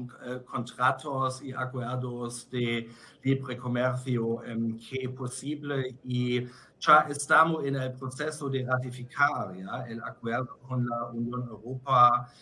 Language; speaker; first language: Spanish; non-native, fluent; German